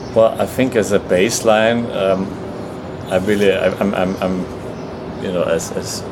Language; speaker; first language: English; non-native, fluent; German